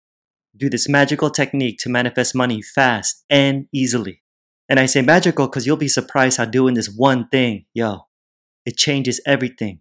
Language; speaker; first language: English; native; English